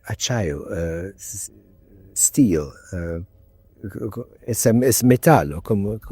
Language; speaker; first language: Spanish; non-native, learner; English